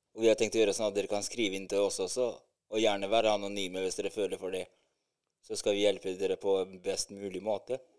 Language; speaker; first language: Norwegian; early bilingual, other home language; Albanian